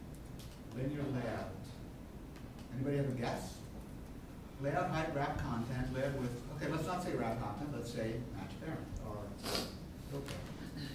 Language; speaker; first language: English; non-native, fluent; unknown